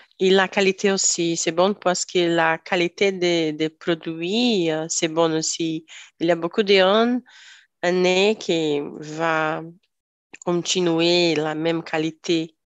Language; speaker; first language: French; non-native, learner; Portuguese